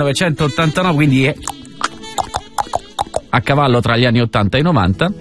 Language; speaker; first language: Italian; native; Italian